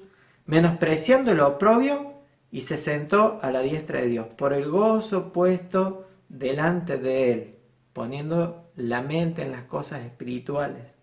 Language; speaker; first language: Spanish; native; Spanish